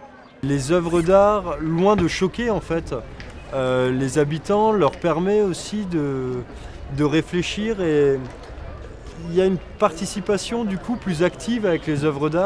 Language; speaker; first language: French; native; French